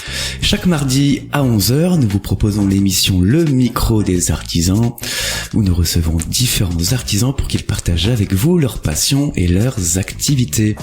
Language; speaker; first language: French; native; French